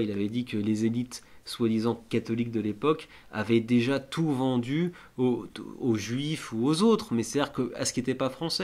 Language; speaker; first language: French; native; French